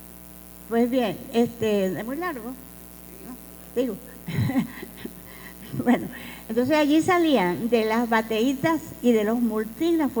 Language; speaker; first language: Spanish; native; Spanish